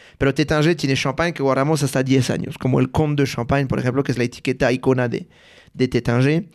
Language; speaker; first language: Spanish; non-native, fluent; French